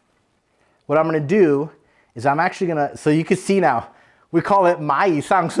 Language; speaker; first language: English; native; English